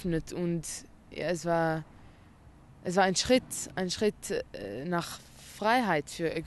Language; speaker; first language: German; non-native, learner; Arabic